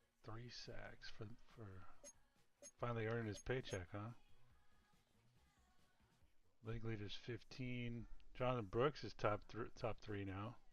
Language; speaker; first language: English; native; English